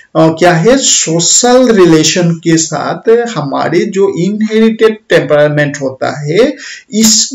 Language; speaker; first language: Hindi; non-native, local second language; Bangla